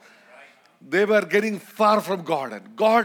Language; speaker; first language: English; non-native, local second language; Malayalam